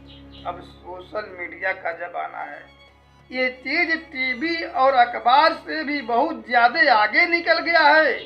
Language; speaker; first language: Hindi; native; Hindi